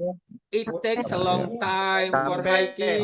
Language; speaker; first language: English; non-native, fluent; Indonesian